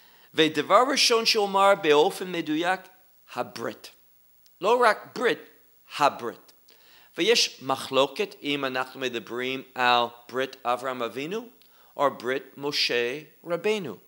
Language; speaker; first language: Hebrew; non-native, fluent; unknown